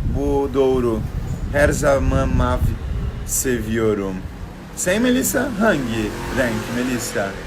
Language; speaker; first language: Turkish; non-native, learner; Portuguese